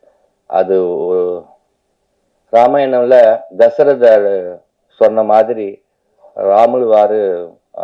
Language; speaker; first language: Tamil; non-native, learner; Telugu